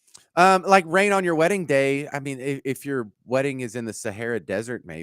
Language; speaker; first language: English; native; English